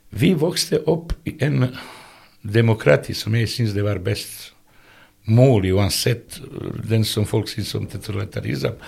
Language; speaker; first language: Norwegian; non-native, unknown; Bosnian